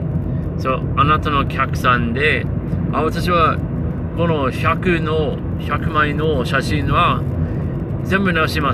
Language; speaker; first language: Japanese; non-native, learner; English